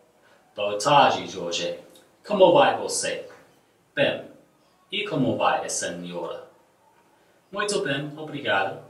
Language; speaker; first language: Portuguese; non-native, learner; English